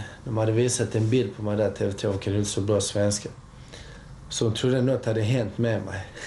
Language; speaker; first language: Swedish; early bilingual, other home language; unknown